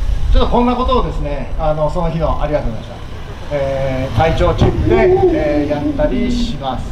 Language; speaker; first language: Japanese; native; Japanese